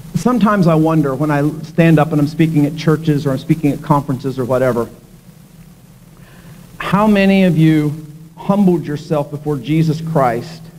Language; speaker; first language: English; native; English